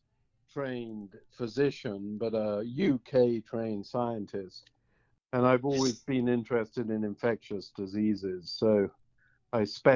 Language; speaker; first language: English; native; English